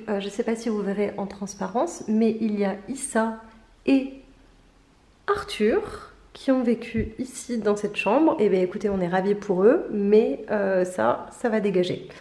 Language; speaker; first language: French; native; French